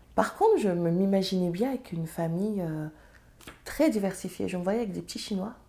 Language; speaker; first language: French; non-native, local second language; Serer